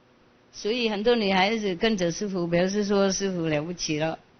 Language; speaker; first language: Chinese; non-native, fluent; Vietnamese